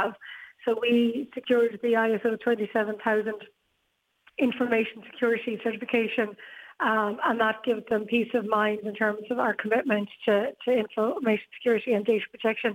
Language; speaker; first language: English; native; English